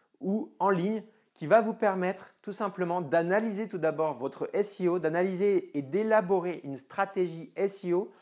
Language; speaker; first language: French; native; French